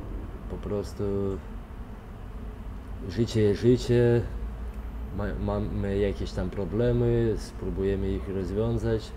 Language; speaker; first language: Polish; non-native, fluent; Lithuanian